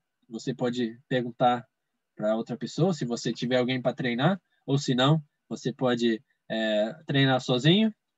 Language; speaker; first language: Portuguese; non-native, fluent; English